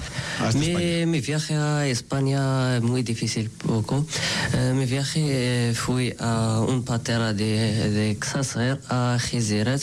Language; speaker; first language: Spanish; non-native, learner; Arabic